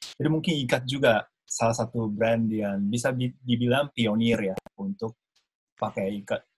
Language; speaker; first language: Indonesian; non-native, fluent; Japanese